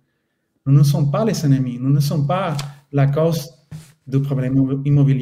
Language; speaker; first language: French; non-native, fluent; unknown